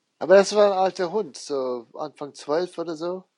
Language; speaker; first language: German; non-native, fluent; English